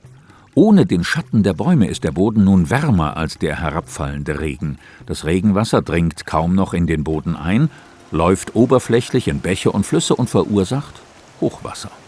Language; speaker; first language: German; native; German